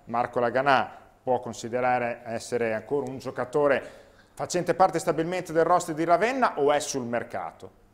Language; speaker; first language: Italian; native; Italian